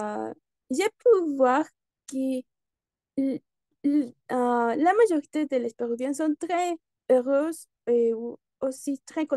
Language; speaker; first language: French; non-native, learner; Spanish